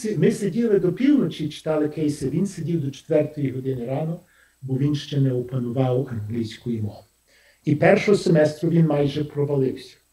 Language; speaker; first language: Ukrainian; early bilingual, heritage; Ukrainian